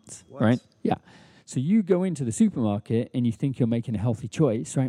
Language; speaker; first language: English; native; English